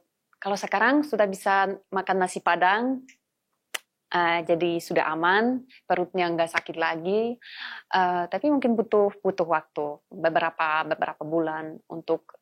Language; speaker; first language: Indonesian; non-native, fluent; Polish